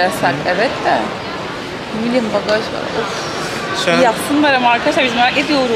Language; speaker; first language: Turkish; native; Turkish